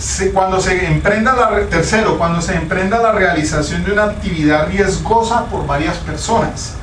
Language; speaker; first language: Spanish; native; Spanish